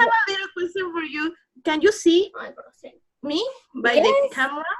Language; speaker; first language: English; non-native, learner; Spanish